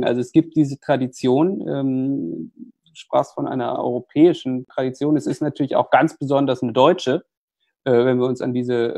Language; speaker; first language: German; native; German